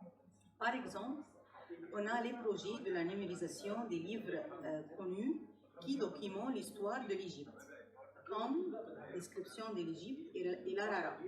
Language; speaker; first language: French; non-native, fluent; Arabic